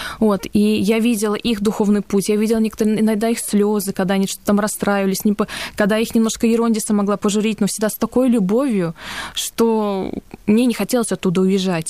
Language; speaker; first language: Russian; early bilingual, heritage; Russian